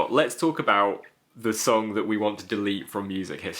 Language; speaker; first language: English; native; English